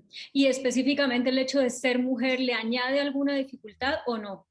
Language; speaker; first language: Spanish; native; Spanish